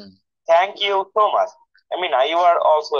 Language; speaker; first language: English; non-native, learner; Bangla